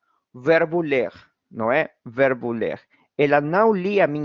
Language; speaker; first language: Portuguese; non-native, fluent; Spanish